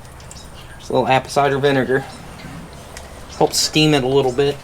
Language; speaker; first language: English; native; English